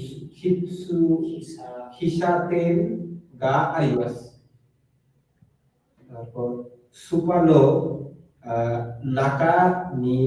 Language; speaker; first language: Japanese; non-native, learner; Bangla